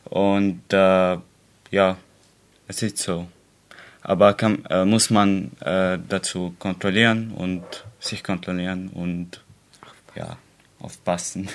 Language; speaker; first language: German; non-native, learner; Arabic